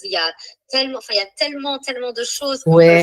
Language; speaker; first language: French; native; French